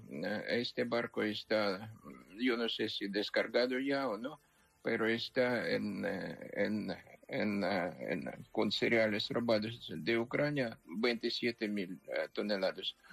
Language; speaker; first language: Spanish; non-native, fluent; Ukrainian